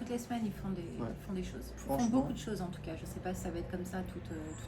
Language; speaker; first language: French; native; French